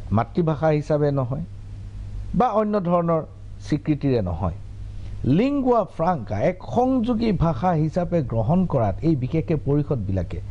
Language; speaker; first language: Assamese; native; Assamese